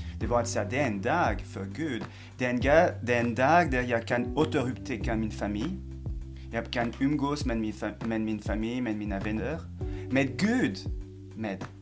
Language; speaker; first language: Swedish; non-native, fluent; French